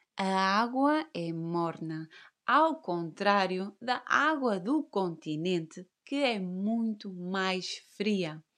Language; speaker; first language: Portuguese; native; Portuguese